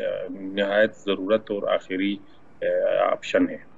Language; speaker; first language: Hindi; non-native, learner; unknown